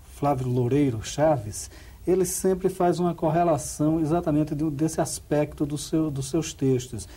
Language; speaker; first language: Portuguese; native; Portuguese